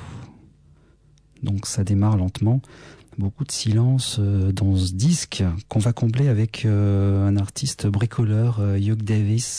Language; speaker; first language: French; native; French